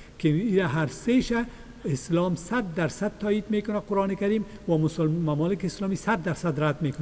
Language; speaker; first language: Persian; native; Persian